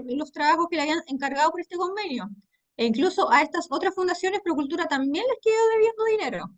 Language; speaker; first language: Spanish; native; Spanish